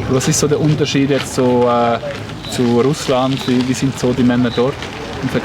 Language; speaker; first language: German; native; German